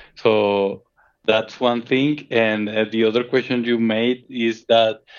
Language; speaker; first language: English; non-native, fluent; Spanish